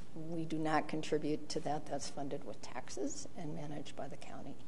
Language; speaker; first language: English; native; English